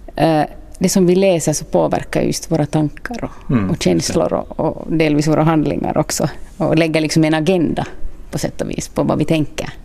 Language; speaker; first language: Swedish; native; Swedish